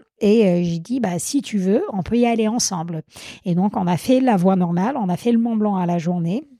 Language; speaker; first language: French; non-native, fluent; English